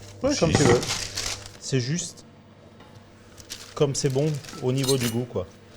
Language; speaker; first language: French; native; French